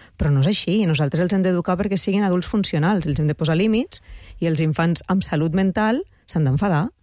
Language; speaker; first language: Catalan; native; Catalan